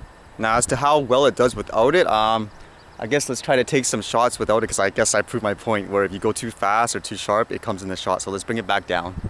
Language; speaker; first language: English; native; English